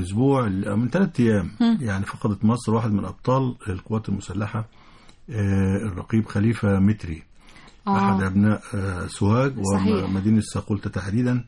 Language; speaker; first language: Arabic; native; Arabic